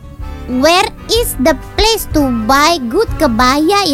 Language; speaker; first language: English; non-native, learner; Indonesian